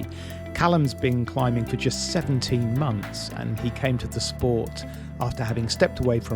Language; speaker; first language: English; native; English